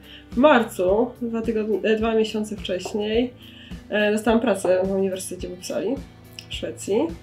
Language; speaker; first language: Polish; native; Polish